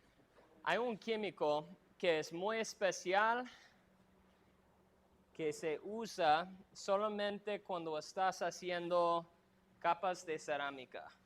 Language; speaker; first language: Spanish; non-native, fluent; English